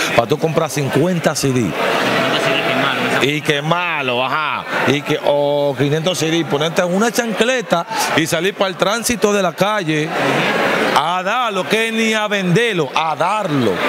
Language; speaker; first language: Spanish; native; Spanish